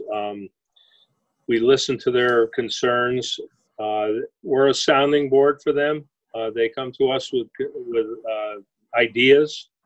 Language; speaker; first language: English; native; English